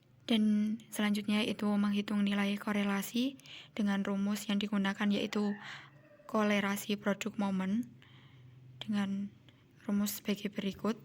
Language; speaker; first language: Indonesian; native; Indonesian